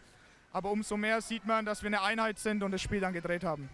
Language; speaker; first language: German; native; German